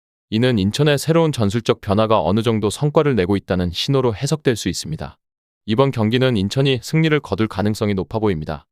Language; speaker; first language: Korean; native; Korean